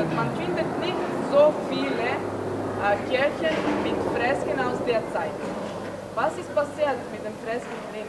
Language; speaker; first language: German; non-native, fluent; Macedonian